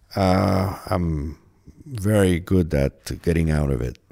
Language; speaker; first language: English; non-native, fluent; French